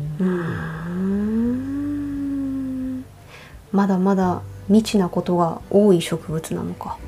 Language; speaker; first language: Japanese; native; Japanese